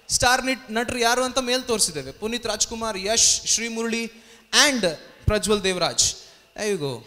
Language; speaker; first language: Kannada; native; Kannada